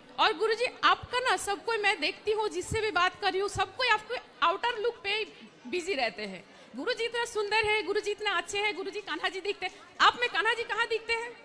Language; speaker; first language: Hindi; non-native, local second language; Bangla